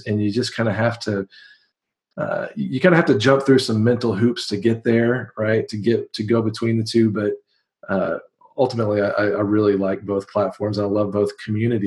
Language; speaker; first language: English; native; English